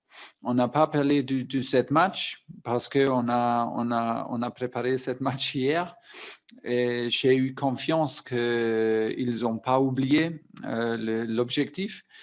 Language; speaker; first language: French; non-native, fluent; German